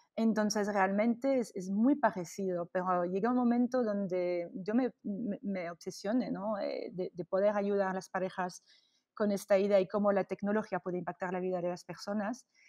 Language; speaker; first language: Spanish; non-native, fluent; French